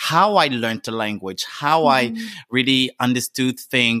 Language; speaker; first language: English; non-native, fluent; French